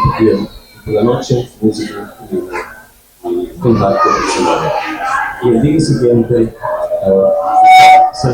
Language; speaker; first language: Spanish; non-native, learner; English